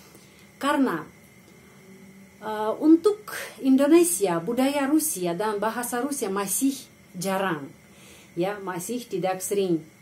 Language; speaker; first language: Indonesian; non-native, fluent; Russian